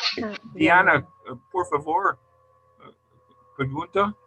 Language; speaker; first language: Spanish; non-native, learner; English